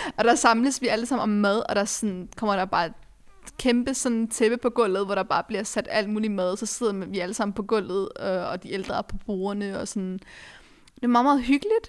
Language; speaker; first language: Danish; early bilingual, other home language; Arabic